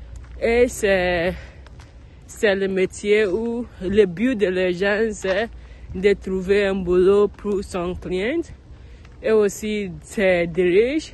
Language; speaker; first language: French; non-native, learner; English